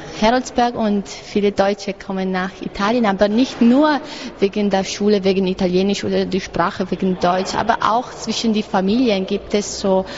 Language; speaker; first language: German; non-native, learner; Italian